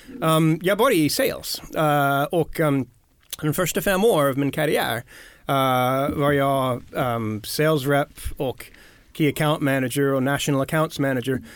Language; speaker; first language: Swedish; non-native, learner; English